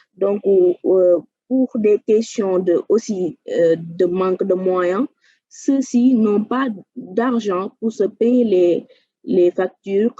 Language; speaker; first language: French; non-native, local second language; Wolof